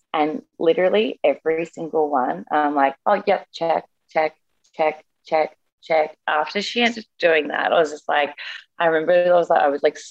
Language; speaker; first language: English; native; English